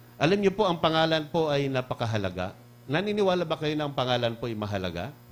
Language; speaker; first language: Filipino; non-native, local second language; Cebuano